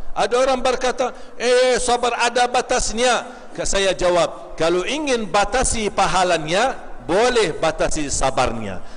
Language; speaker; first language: Malay; non-native, fluent; Arabic